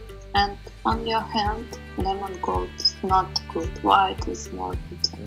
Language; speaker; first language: English; non-native, learner; Russian